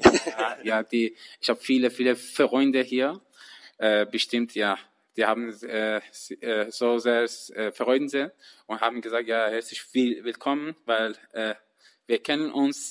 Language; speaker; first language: German; non-native, learner; Persian